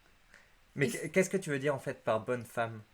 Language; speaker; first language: French; native; French